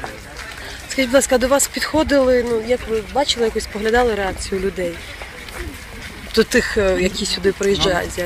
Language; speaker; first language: Ukrainian; native; Ukrainian